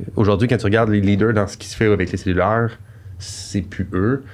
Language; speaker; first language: French; native; French